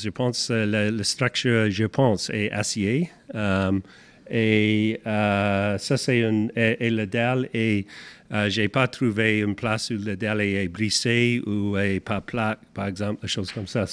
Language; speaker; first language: French; non-native, learner; English